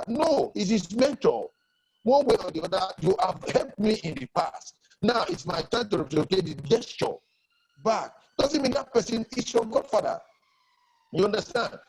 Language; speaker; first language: English; non-native, local second language; Yoruba